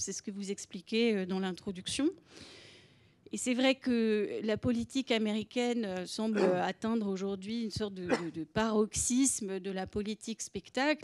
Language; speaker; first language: French; native; French